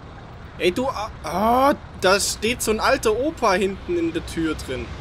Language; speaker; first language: German; native; German